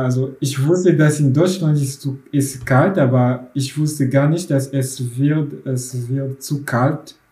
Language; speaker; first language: German; non-native, fluent; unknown